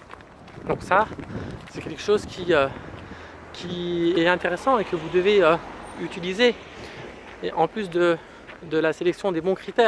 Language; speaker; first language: French; native; French